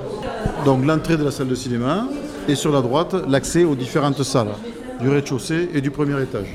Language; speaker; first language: French; native; French